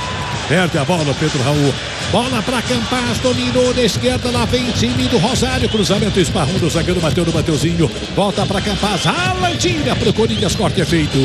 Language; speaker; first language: Portuguese; native; Portuguese